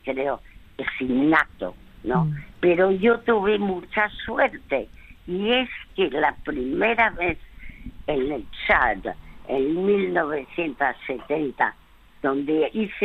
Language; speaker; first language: Spanish; early bilingual, other home language; French